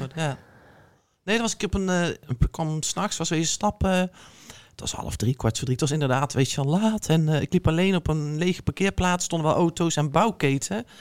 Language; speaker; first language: Dutch; native; Dutch